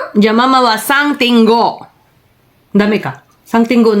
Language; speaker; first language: Japanese; non-native, fluent; Filipino